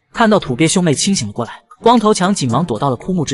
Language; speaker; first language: Chinese; native; Chinese